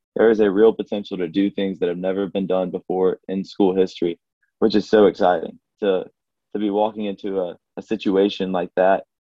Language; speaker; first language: English; native; English